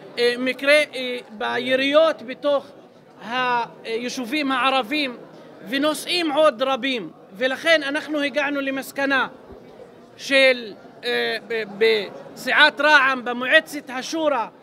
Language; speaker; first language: Hebrew; non-native, local second language; Arabic